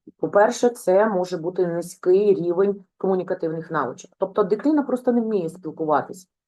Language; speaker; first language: Ukrainian; non-native, local second language; Russian